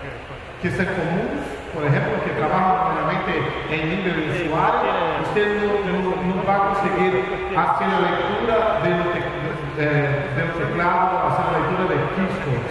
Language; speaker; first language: Spanish; non-native, fluent; Portuguese